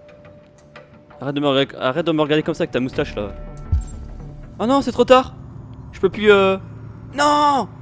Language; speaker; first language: French; native; French